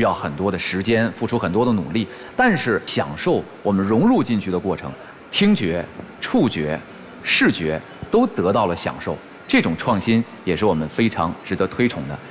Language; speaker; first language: Chinese; native; Chinese